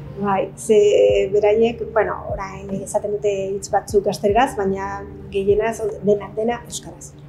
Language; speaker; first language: Basque; non-native, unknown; Spanish